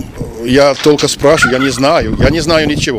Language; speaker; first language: Russian; non-native, learner; Dutch